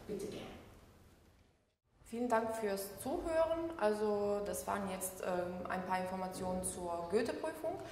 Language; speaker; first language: German; non-native, fluent; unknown